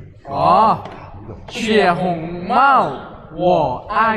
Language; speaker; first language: Chinese; non-native, learner; Thai